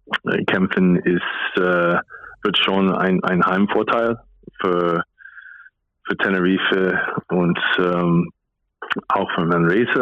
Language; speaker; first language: German; non-native, fluent; English